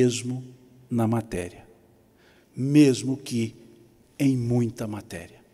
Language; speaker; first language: Portuguese; native; Portuguese